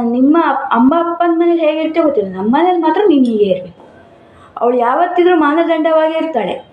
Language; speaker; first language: Kannada; non-native, local second language; Konkani